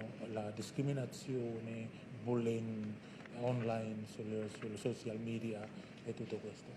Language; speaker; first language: Italian; non-native, fluent; Indonesian